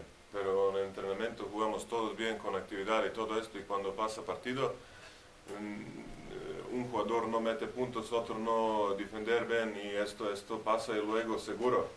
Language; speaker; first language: Spanish; non-native, learner; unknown